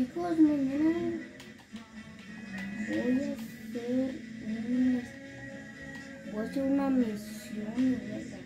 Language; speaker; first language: Spanish; early bilingual, heritage; Spanish